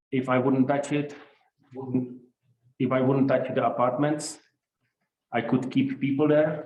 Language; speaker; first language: English; non-native, fluent; Czech